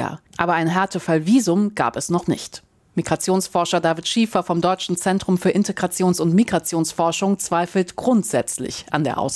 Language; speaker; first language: German; native; German